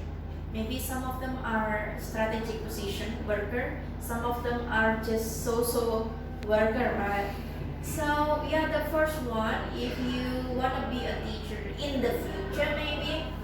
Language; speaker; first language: English; non-native, fluent; Indonesian